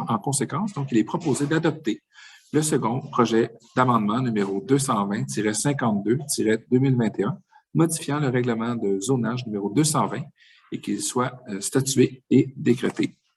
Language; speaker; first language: French; native; French